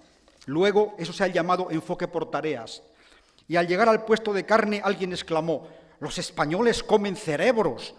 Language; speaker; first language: Spanish; native; Spanish